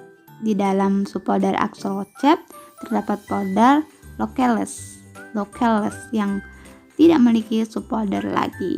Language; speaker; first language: Indonesian; native; Indonesian